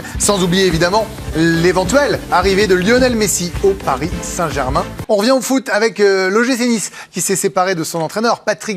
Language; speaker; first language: French; native; French